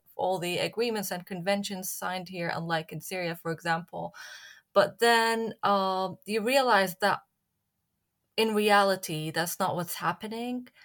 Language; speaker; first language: English; non-native, fluent; Arabic